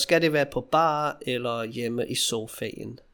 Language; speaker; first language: Danish; non-native, fluent; English